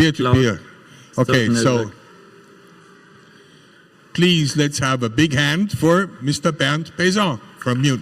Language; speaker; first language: English; non-native, fluent; French